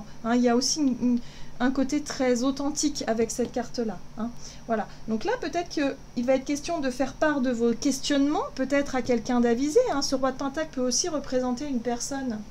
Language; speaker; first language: French; native; French